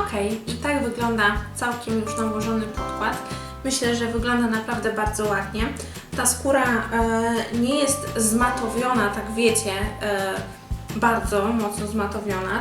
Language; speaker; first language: Polish; native; Polish